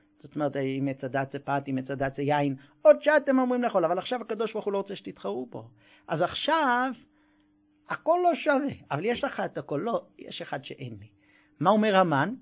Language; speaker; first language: Hebrew; non-native, fluent; English